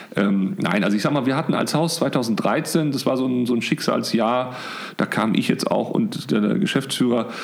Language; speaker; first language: German; native; German